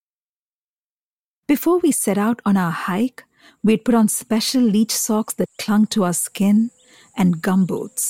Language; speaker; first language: English; non-native, local second language; Malayalam